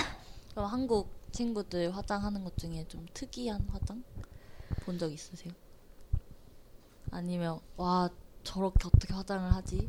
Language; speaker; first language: Korean; non-native, learner; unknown